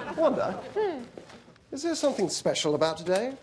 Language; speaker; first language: English; native; English